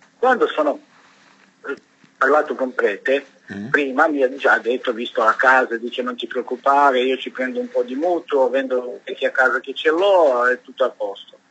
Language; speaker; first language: Italian; non-native, learner; Serbian